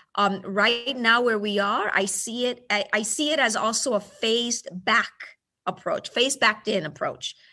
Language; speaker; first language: English; early bilingual, other home language; Spanish